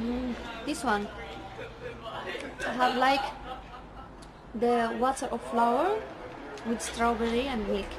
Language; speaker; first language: English; non-native, learner; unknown